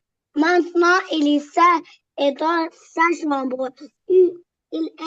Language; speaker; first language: French; non-native, learner; Arabic